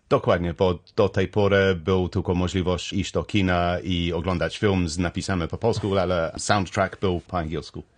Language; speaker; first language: Polish; non-native, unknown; English